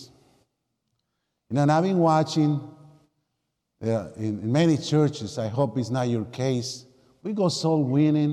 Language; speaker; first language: English; non-native, fluent; Spanish